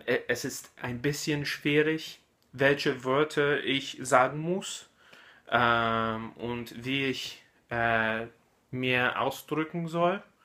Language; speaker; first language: German; non-native, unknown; English